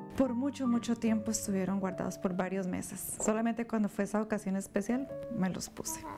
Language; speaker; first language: Spanish; native; Spanish